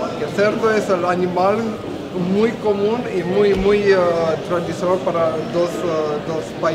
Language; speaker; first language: Spanish; non-native, learner; Romanian